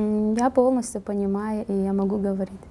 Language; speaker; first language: Russian; non-native, fluent; Uzbek